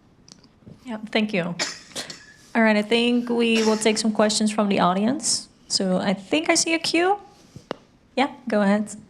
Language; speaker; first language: English; non-native, fluent; Dutch